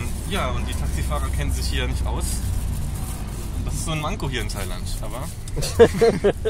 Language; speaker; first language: German; native; German